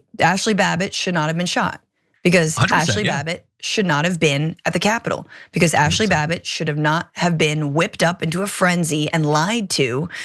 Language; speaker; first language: English; native; English